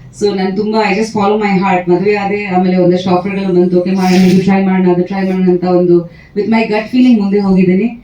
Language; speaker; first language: Kannada; non-native, fluent; Bangla